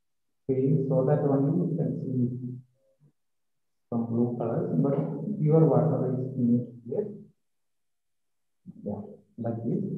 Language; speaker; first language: English; non-native, learner; Malayalam